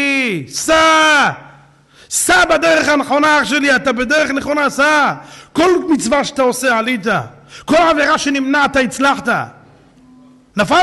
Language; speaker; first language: Hebrew; native; Hebrew